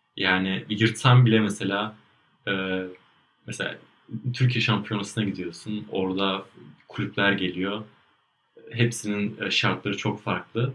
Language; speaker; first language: Turkish; native; Turkish